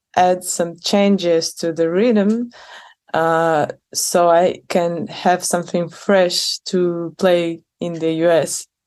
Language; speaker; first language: English; non-native, fluent; Russian